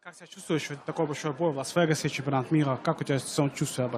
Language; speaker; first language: Russian; native; Russian